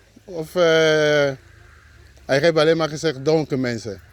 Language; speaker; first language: Dutch; non-native, learner; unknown